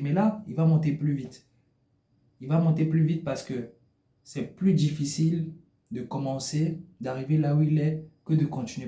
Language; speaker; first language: French; native; French